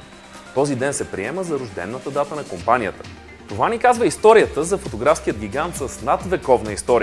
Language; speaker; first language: Bulgarian; native; Bulgarian